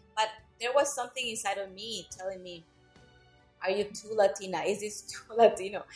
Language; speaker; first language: English; non-native, fluent; Spanish